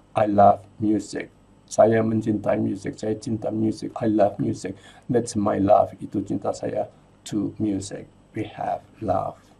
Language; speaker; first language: English; non-native, fluent; Indonesian